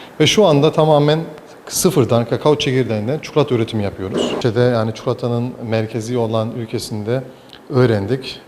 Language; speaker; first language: Turkish; early bilingual, heritage; Turkish